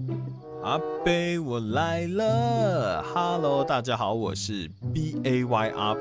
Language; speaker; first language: Chinese; native; Chinese